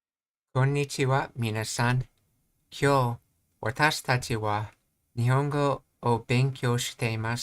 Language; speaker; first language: Japanese; non-native, learner; English